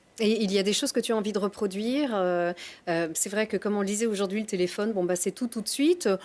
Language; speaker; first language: French; native; French